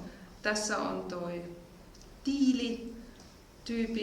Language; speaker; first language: Finnish; non-native, fluent; German